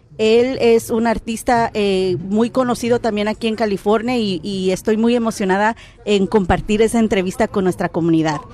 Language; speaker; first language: Spanish; early bilingual, heritage; Spanish